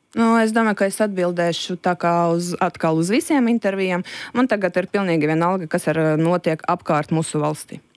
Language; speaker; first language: Latvian; non-native, local second language; Russian